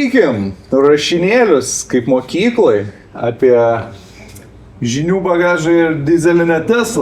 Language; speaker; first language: Lithuanian; native; Lithuanian